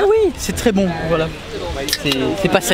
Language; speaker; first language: French; native; French